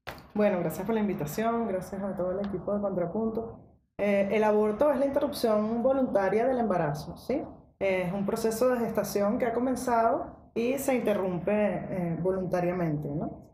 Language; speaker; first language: Spanish; native; Spanish